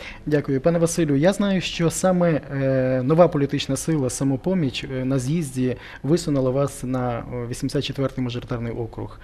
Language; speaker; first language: Ukrainian; native; Ukrainian